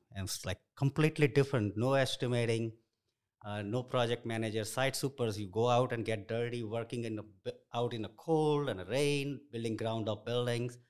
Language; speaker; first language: English; non-native, local second language; Gujarati